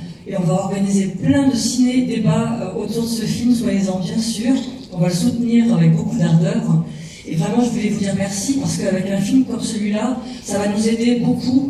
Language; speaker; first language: French; native; French